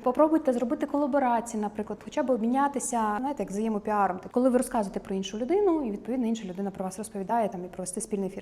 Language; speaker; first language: Ukrainian; native; Ukrainian